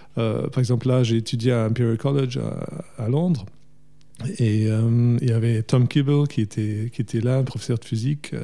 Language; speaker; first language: French; non-native, fluent; German